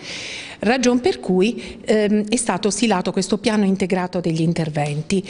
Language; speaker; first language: Italian; native; Italian